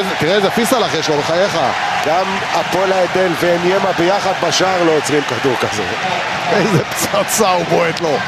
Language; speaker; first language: Hebrew; native; Hebrew